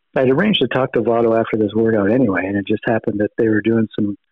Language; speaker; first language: English; native; English